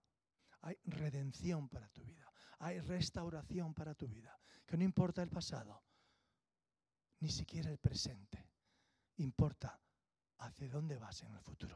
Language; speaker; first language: Spanish; native; Spanish